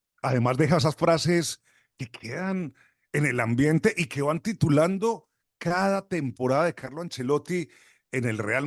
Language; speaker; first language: Spanish; native; Spanish